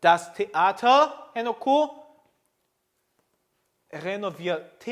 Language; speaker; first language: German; non-native, fluent; Korean